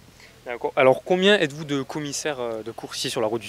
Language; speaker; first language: French; native; French